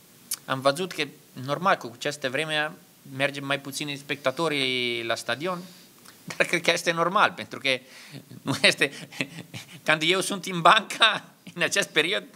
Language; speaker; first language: Romanian; non-native, learner; Italian